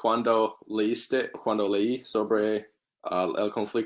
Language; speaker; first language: Spanish; non-native, learner; English